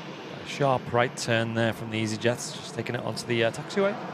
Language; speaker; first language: English; native; English